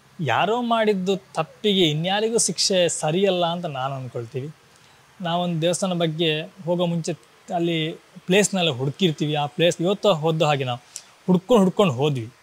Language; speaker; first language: Kannada; non-native, local second language; Tulu